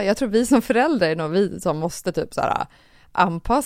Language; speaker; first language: Swedish; native; Swedish